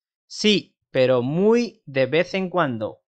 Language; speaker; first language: Spanish; non-native, fluent; Urdu